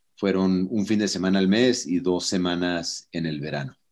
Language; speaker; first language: Spanish; native; Spanish